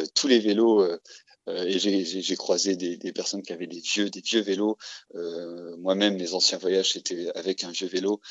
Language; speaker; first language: French; native; French